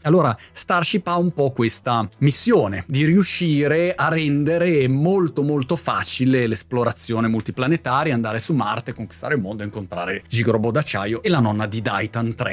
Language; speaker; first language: Italian; native; Italian